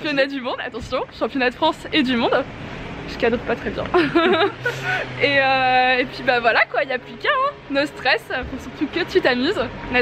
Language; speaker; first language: French; native; French